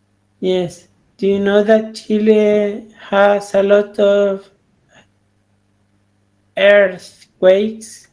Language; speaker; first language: English; non-native, learner; Spanish